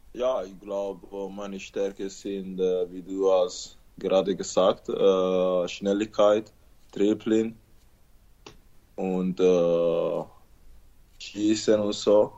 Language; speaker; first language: German; non-native, learner; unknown